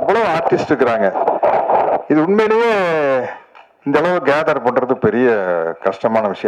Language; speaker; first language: Tamil; native; Tamil